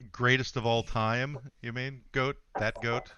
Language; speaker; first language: English; native; English